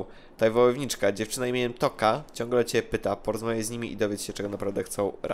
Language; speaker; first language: Polish; native; Polish